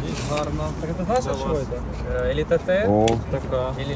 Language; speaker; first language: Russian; non-native, local second language; Ukrainian